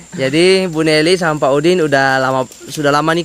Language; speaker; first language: Indonesian; native; Indonesian